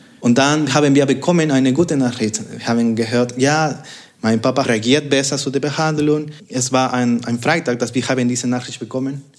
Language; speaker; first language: German; non-native, fluent; Spanish